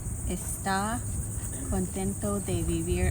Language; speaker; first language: Spanish; non-native, learner; Lao